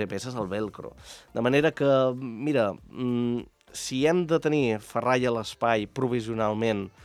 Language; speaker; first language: Catalan; native; Catalan